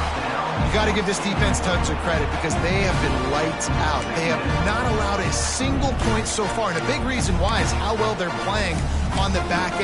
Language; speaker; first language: English; native; English